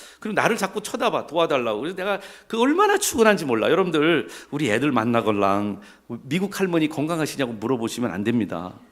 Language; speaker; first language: Korean; native; Korean